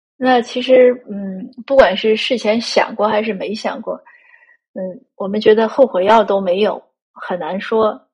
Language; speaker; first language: Chinese; native; Chinese